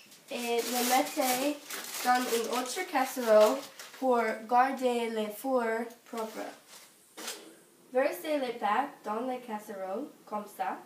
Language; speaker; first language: French; non-native, learner; English